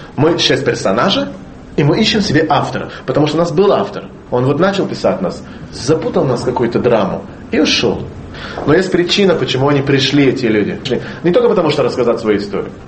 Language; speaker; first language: Russian; non-native, fluent; Hebrew